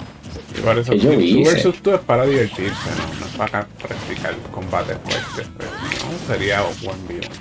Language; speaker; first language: Spanish; native; Spanish